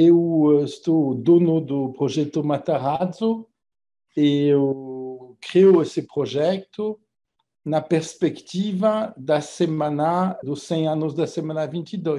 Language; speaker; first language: Portuguese; non-native, fluent; French